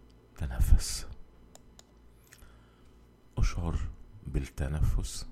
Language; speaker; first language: Arabic; native; Arabic